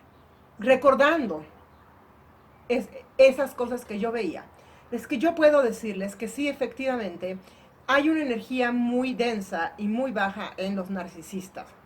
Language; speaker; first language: Spanish; native; Spanish